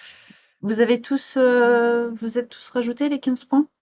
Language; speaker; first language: French; native; French